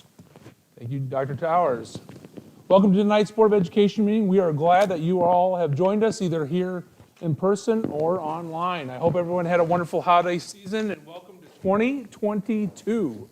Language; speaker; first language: English; native; English